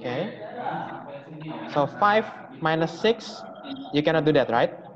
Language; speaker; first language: English; non-native, fluent; Indonesian